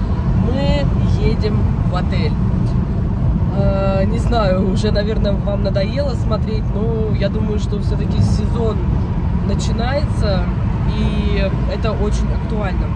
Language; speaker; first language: Russian; native; Russian